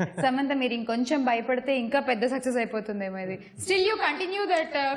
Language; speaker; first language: Telugu; native; Telugu